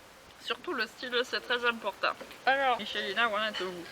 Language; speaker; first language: French; native; French